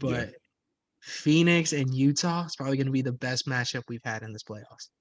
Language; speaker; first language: English; native; English